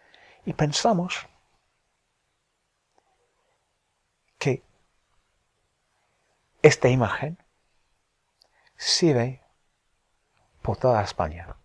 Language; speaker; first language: Spanish; non-native, fluent; English